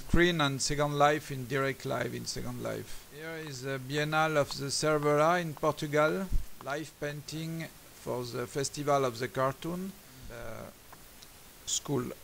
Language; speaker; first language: English; non-native, learner; French